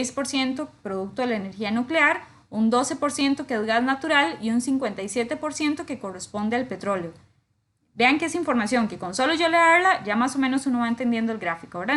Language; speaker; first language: Spanish; native; Spanish